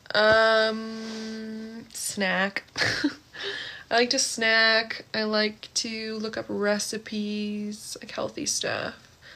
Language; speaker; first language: English; native; English